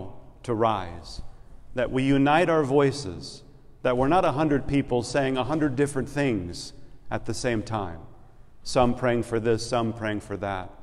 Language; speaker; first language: English; native; English